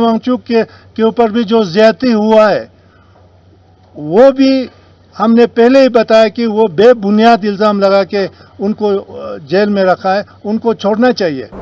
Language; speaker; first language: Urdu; non-native, local second language; Ladakhi